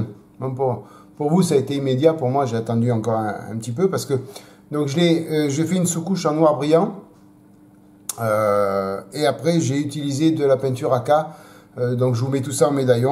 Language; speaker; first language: French; native; French